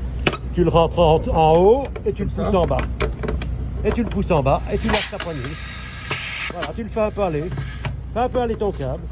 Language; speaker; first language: French; native; French